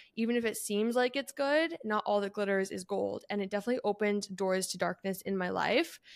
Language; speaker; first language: English; native; English